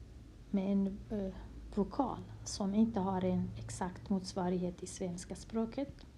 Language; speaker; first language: Swedish; non-native, fluent; Kurdish